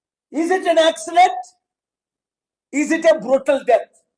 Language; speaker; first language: English; non-native, local second language; Telugu